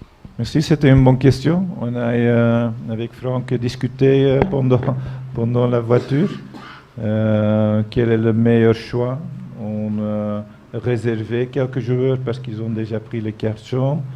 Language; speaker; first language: French; non-native, fluent; Dutch